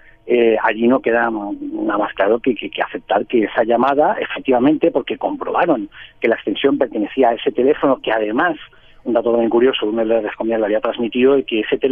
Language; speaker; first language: Spanish; native; Spanish